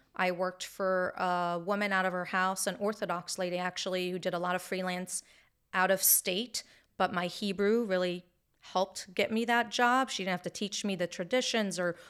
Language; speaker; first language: English; early bilingual, other home language; Hebrew